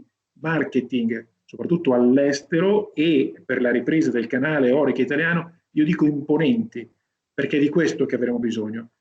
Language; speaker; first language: Italian; native; Italian